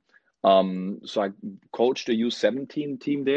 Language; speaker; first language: English; non-native, fluent; German